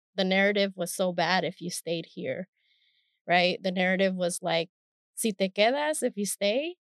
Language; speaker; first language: English; early bilingual, other home language; Spanish